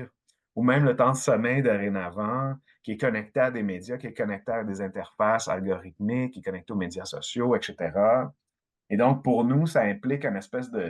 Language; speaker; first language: French; native; French